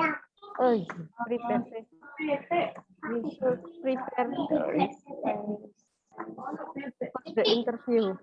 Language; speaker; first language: English; non-native, learner; Indonesian